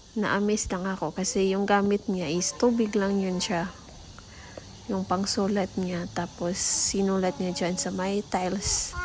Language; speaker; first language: Filipino; non-native, local second language; Cebuano